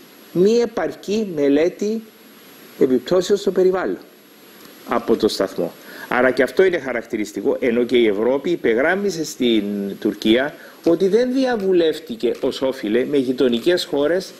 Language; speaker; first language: Greek; native; Greek